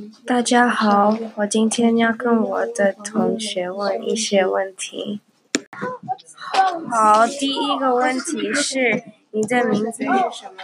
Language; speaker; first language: Chinese; non-native, learner; English